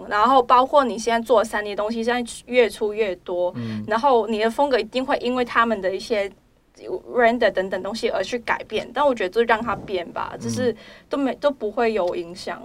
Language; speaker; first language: Chinese; non-native, local second language; Cantonese